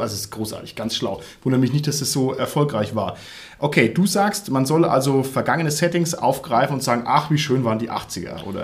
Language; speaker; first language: German; native; German